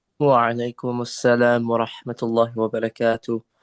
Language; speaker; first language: Arabic; non-native, learner; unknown